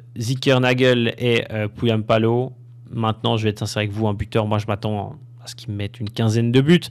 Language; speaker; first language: French; native; French